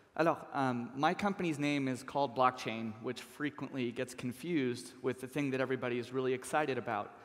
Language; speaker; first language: English; native; English